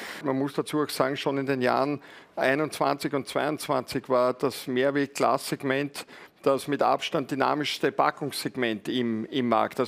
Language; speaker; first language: German; native; German